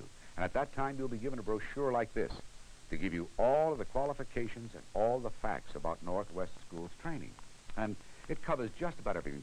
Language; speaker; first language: English; native; English